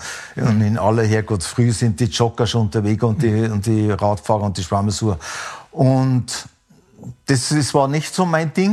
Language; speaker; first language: German; native; German